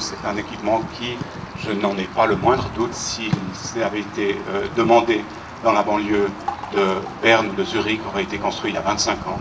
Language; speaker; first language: French; native; French